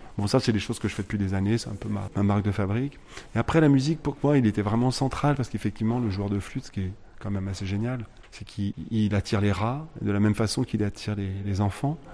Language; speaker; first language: French; native; French